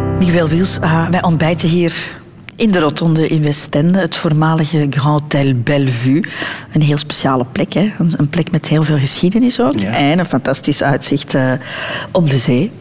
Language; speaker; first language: Dutch; native; Dutch